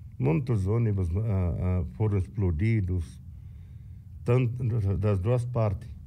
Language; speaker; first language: Portuguese; non-native, fluent; Arabic